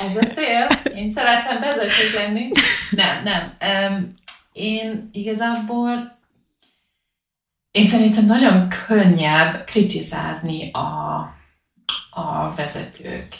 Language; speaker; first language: Hungarian; non-native, learner; English